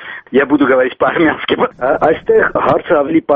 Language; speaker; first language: Russian; non-native, local second language; Armenian